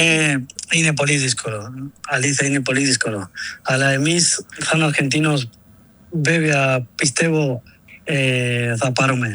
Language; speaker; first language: Greek; non-native, learner; Spanish